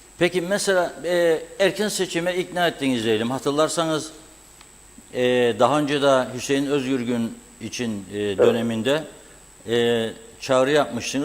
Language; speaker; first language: Turkish; native; Turkish